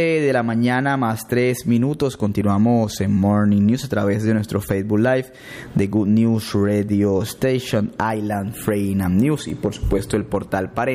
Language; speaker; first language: Spanish; non-native, local second language; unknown